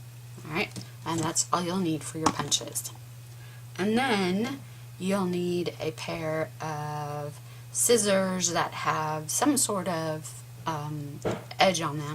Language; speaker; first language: English; native; English